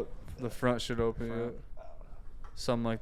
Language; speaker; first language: English; native; English